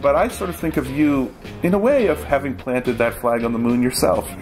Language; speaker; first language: English; native; English